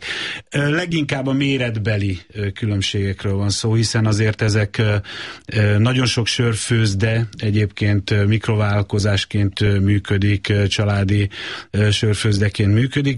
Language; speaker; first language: Hungarian; native; Hungarian